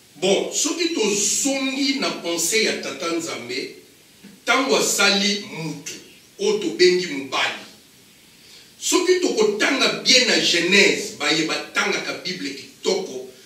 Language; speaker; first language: Lingala; non-native, local second language; Kongo